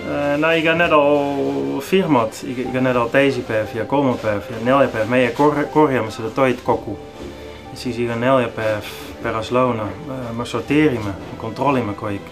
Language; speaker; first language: Estonian; non-native, learner; Dutch